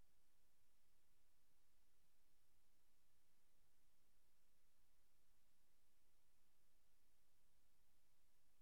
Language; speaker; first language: English; non-native, local second language; Akan